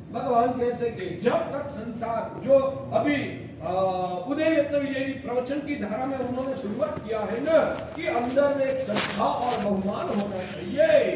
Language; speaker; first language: Hindi; non-native, local second language; Gujarati